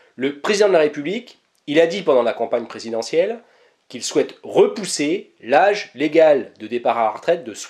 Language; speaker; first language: French; native; French